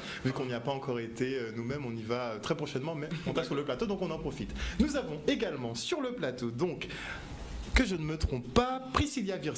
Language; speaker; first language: French; native; French